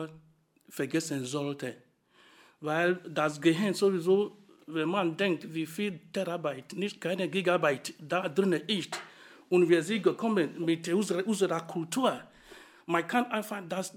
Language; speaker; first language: German; non-native, fluent; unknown